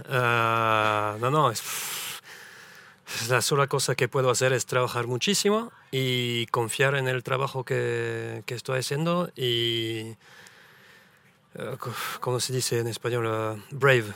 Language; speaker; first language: Spanish; early bilingual, heritage; French